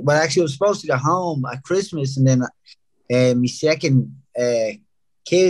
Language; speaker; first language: English; native; English